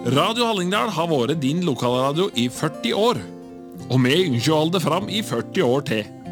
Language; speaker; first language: Norwegian; native; Norwegian